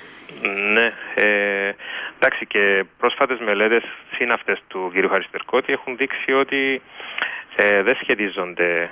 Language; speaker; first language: Greek; native; Greek